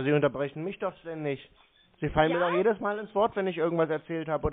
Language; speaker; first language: German; native; German